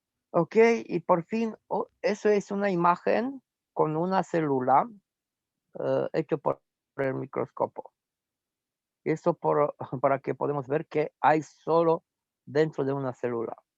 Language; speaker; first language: Spanish; non-native, fluent; Romanian